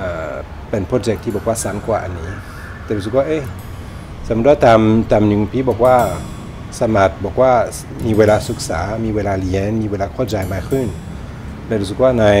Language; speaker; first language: Thai; non-native, learner; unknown